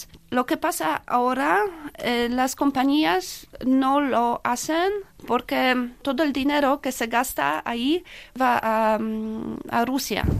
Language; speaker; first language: Spanish; non-native, fluent; Polish